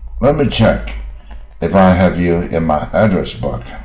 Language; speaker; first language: English; non-native, fluent; Chinese